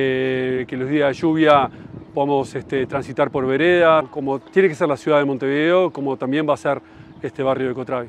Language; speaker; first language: Spanish; native; Spanish